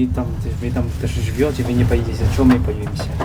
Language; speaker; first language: Russian; non-native, learner; Chinese